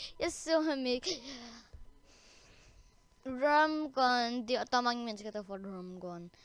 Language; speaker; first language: Danish; early bilingual, other home language; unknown